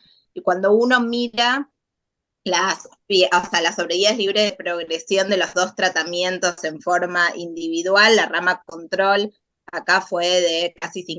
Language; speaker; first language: Spanish; native; Spanish